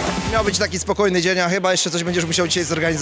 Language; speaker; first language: Polish; native; Polish